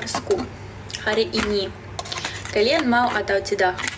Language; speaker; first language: Indonesian; non-native, learner; Belarusian